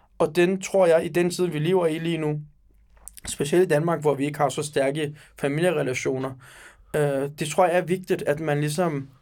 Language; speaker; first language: Danish; early bilingual, other home language; Turkish